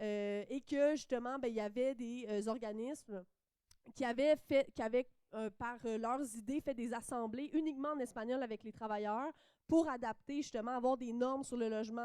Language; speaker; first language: French; native; French